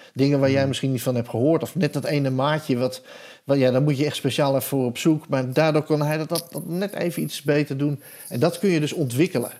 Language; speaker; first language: Dutch; native; Dutch